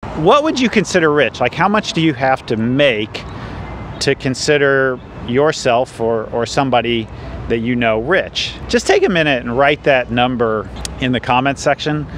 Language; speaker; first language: English; native; English